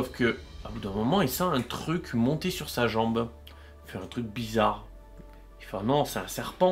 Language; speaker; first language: French; native; French